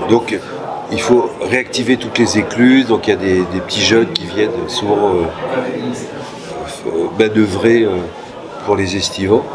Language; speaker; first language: French; native; French